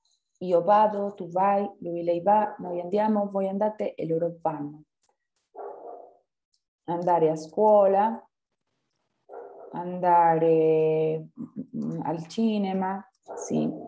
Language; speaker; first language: Italian; non-native, fluent; Spanish